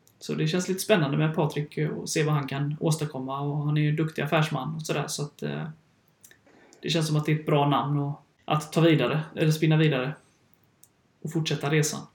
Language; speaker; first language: Swedish; native; Swedish